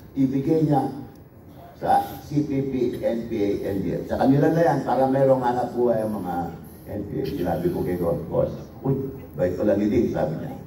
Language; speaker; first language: Filipino; non-native, local second language; Iloko